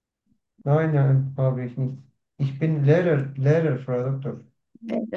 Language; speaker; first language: German; non-native, learner; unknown